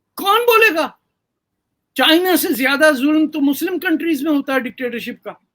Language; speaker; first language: Urdu; native; Urdu